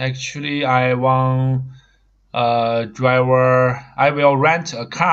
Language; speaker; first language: English; non-native, learner; Chinese